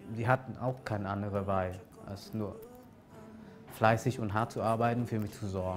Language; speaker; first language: German; non-native, fluent; Vietnamese